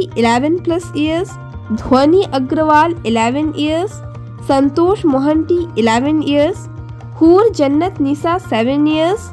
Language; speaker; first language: English; non-native, local second language; Hindi